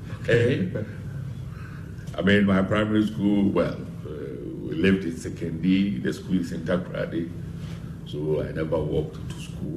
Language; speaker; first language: English; non-native, local second language; Akan